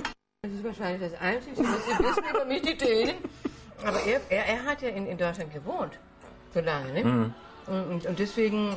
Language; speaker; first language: German; non-native, fluent; Danish